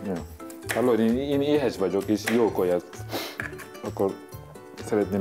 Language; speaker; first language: Hungarian; non-native, learner; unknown